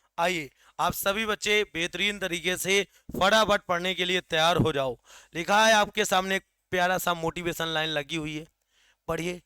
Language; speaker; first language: Hindi; native; Hindi